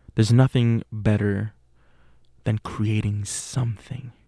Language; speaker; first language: English; non-native, fluent; Spanish